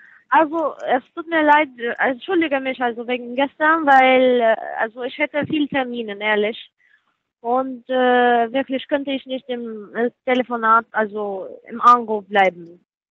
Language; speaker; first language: German; non-native, learner; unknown